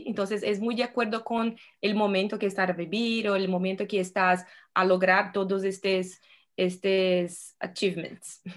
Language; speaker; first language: Spanish; non-native, fluent; Portuguese